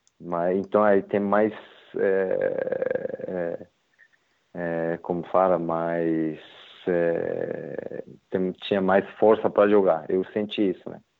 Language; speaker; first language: Portuguese; non-native, learner; Japanese